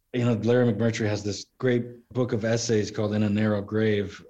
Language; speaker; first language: English; native; English